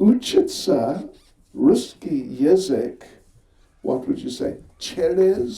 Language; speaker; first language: Russian; non-native, learner; English